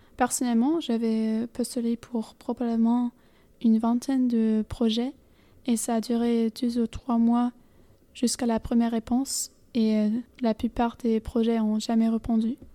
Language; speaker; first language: French; non-native, fluent; German